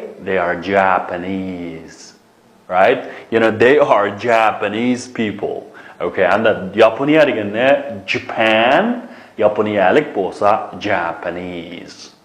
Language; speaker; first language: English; non-native, fluent; Uyghur